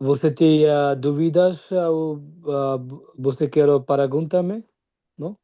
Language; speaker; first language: Portuguese; non-native, learner; Bangla